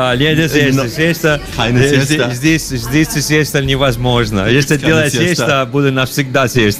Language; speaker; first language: Russian; non-native, learner; Italian